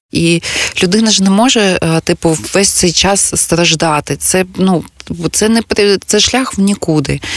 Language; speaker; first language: Ukrainian; non-native, local second language; Russian